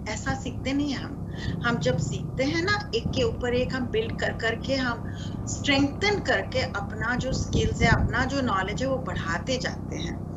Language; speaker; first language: Hindi; non-native, local second language; Marathi